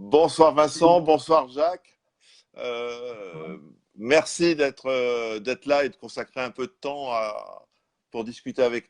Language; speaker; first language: French; native; French